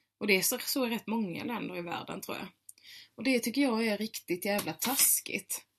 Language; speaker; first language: Swedish; native; Swedish